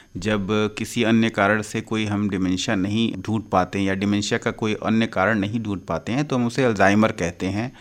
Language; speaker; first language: Hindi; native; Hindi